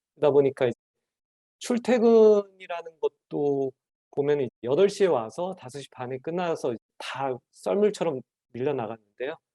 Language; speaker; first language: Korean; native; Korean